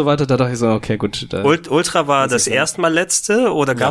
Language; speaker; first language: German; native; German